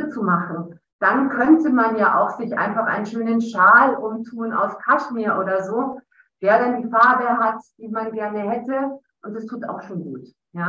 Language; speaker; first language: German; native; German